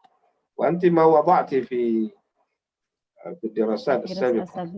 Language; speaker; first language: Arabic; non-native, fluent; Indonesian